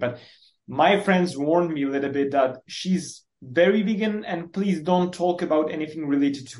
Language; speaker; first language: English; non-native, fluent; Czech